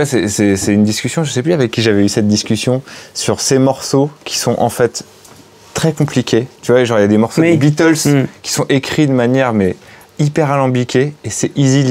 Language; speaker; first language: French; native; French